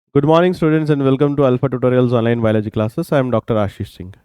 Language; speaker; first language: English; non-native, local second language; Kannada